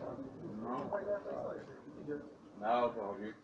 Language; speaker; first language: Polish; native; Polish